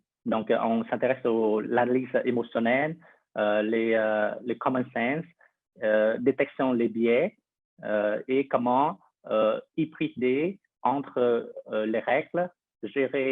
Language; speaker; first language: French; non-native, fluent; Vietnamese